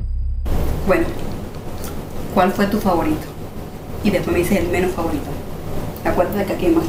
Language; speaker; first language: Spanish; native; Spanish